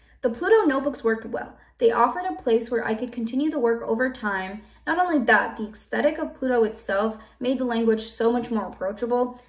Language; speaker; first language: English; native; English